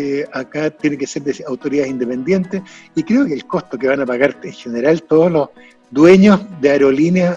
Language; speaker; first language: Spanish; native; Spanish